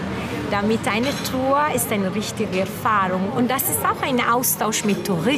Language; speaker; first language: German; non-native, fluent; Italian